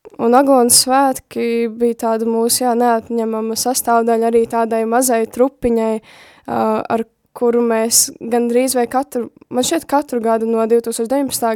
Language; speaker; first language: Latvian; native; Latvian